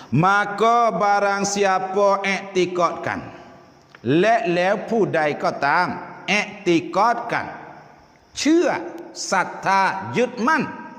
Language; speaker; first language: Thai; non-native, local second language; Malay